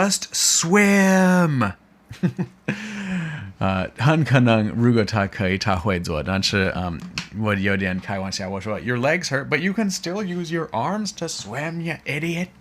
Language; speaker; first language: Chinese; non-native, learner; English